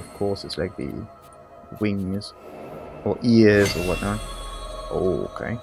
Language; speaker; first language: English; non-native, fluent; German